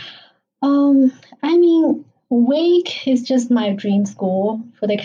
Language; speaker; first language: English; non-native, fluent; Chinese